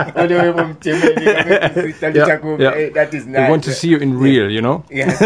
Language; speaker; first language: English; non-native, fluent; German